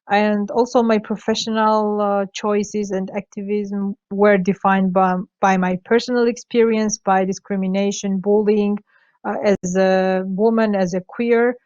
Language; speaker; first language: English; non-native, fluent; Georgian